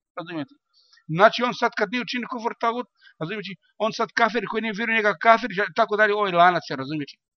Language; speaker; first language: Croatian; non-native, learner; Arabic